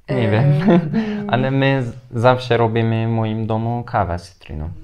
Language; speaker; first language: Polish; non-native, fluent; Turkish